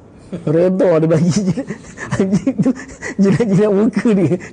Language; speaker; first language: Malay; native; Malay